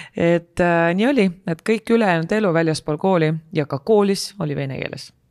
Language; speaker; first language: Estonian; non-native, local second language; Russian